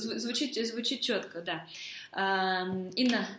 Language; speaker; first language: Russian; native; Russian